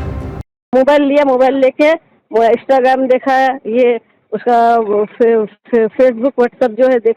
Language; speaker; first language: Hindi; non-native, local second language; Bangla